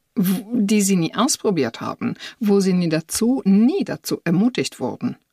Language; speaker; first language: German; non-native, fluent; Italian